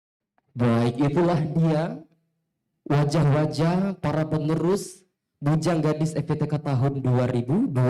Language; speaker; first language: Indonesian; native; Indonesian